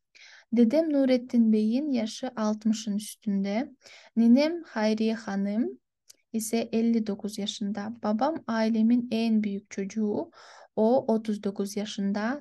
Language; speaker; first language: Turkish; non-native, fluent; Kyrgyz